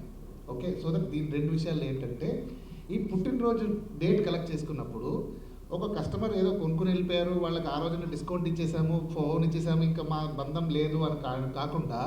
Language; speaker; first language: Telugu; native; Telugu